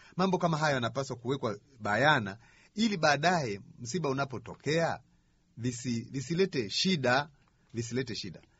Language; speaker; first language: Swahili; native; Swahili